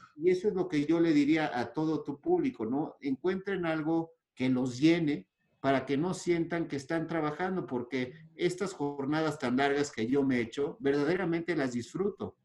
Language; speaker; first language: Spanish; native; Spanish